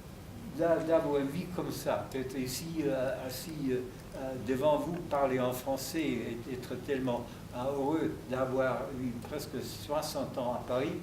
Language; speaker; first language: French; non-native, fluent; German